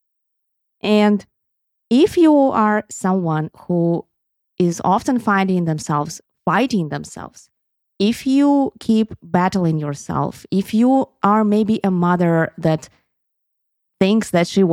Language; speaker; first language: English; non-native, fluent; Russian